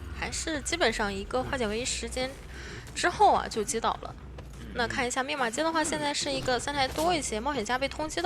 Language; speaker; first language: Chinese; native; Chinese